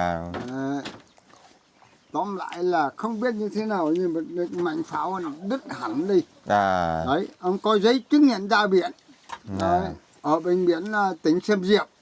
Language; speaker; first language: Vietnamese; native; Vietnamese